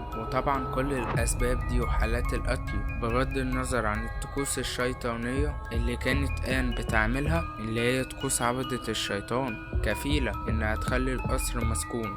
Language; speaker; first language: Arabic; native; Arabic